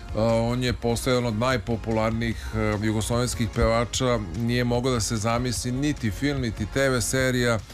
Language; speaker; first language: Serbian; native; Serbian